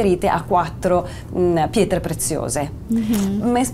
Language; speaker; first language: Italian; native; Italian